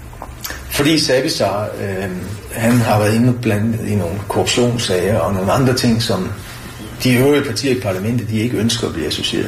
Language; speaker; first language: Danish; native; Danish